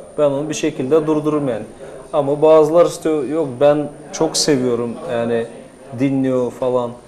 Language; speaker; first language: Turkish; non-native, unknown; Russian